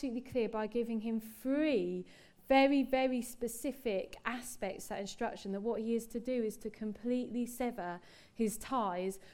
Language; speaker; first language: English; native; English